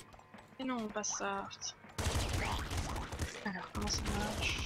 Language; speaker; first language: French; native; French